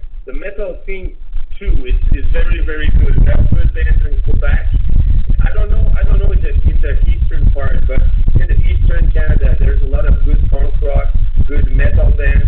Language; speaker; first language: English; non-native, learner; French